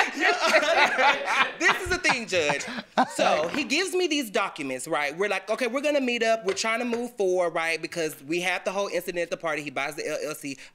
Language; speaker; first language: English; native; English